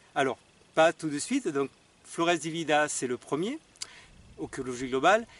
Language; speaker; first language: French; native; French